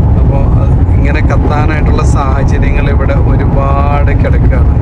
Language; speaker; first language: Malayalam; native; Malayalam